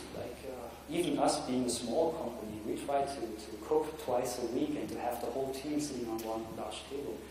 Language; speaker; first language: English; non-native, fluent; German